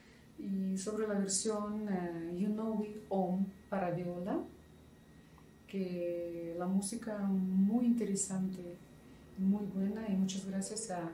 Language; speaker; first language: Spanish; non-native, fluent; Russian